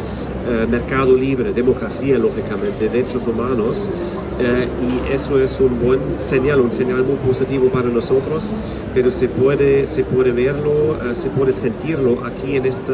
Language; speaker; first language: Spanish; non-native, fluent; German